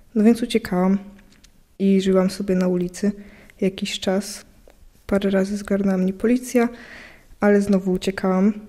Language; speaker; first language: Polish; native; Polish